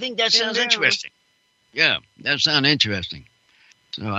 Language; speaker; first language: English; non-native, fluent; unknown